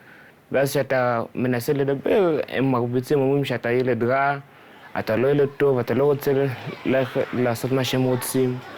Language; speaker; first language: Hebrew; early bilingual, other home language; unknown